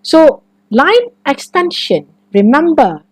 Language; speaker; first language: English; non-native, local second language; Malay